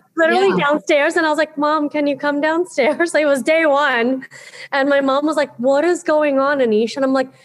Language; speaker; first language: English; native; English